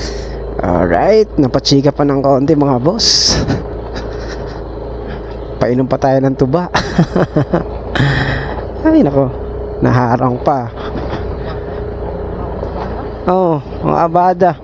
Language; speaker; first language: Filipino; non-native, local second language; Cebuano